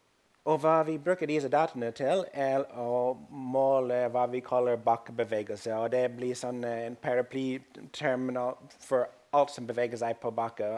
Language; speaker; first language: Norwegian; non-native, fluent; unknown